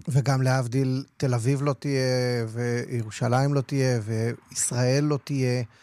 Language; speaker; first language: Hebrew; native; Hebrew